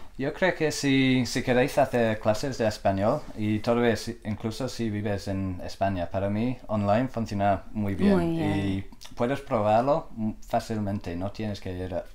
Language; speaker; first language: Spanish; non-native, learner; English